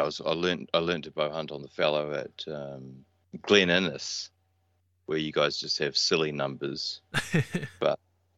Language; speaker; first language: English; native; English